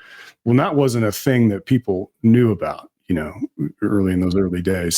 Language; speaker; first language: English; native; English